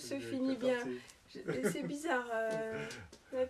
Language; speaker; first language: French; native; French